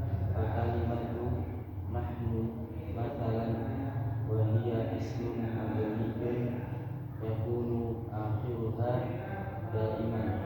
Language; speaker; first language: Arabic; non-native, learner; Indonesian